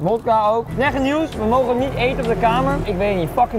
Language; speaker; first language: Dutch; native; Dutch